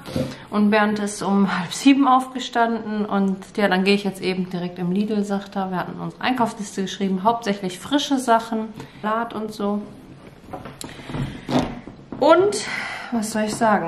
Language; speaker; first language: German; native; German